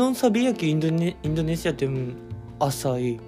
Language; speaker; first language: Portuguese; non-native, learner; Japanese